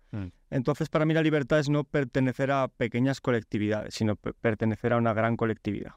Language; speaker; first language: Spanish; early bilingual, other home language; Polish